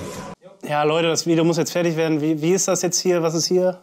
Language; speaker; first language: German; native; German